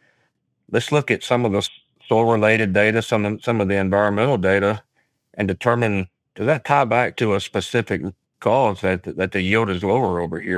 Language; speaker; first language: English; native; English